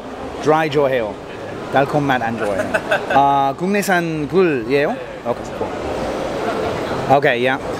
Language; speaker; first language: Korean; non-native, learner; English